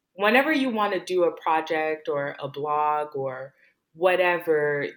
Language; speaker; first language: English; early bilingual, other home language; Haitian Creole